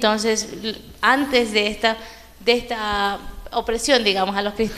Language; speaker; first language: Spanish; native; Spanish